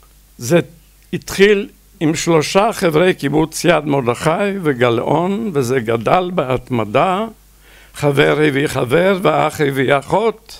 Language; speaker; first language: Hebrew; non-native, fluent; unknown